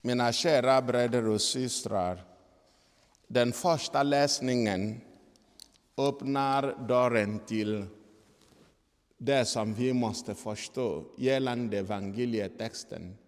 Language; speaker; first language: Swedish; non-native, fluent; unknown